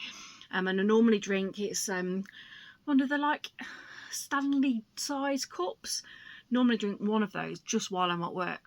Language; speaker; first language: English; native; English